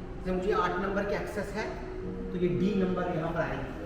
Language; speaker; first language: Hindi; native; Hindi